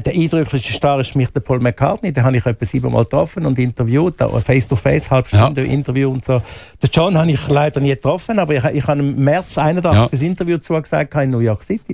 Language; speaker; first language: German; native; German